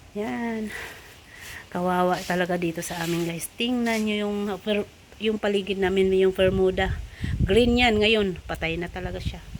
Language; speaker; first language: Filipino; non-native, local second language; Cebuano